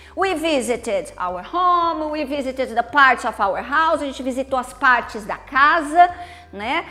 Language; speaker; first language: English; non-native, fluent; Portuguese